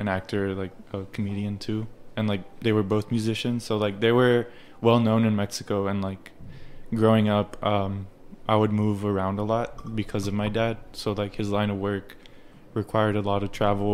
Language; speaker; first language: English; early bilingual, other home language; Spanish